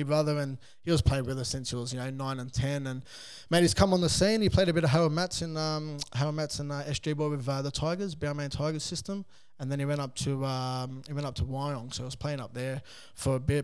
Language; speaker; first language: English; native; English